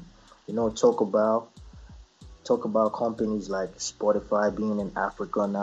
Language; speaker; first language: English; non-native, local second language; Akan